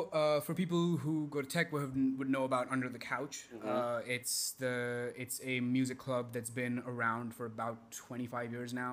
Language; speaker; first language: English; non-native, local second language; Hindi